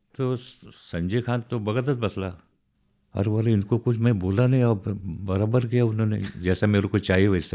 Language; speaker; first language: Hindi; non-native, local second language; Marathi